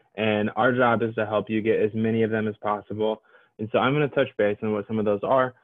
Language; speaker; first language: English; native; English